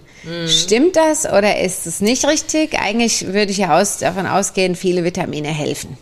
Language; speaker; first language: German; native; German